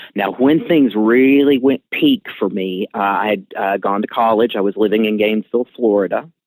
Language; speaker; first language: English; native; English